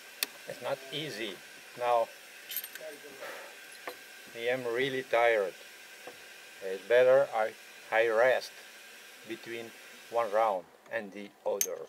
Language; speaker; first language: English; non-native, learner; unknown